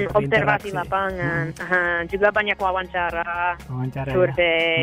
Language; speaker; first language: Indonesian; non-native, fluent; English